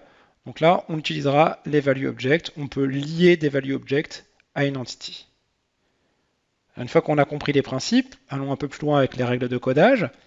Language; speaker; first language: French; native; French